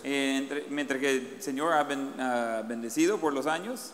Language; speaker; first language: Spanish; native; Spanish